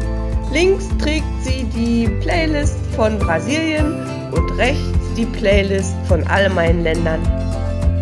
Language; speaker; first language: German; native; German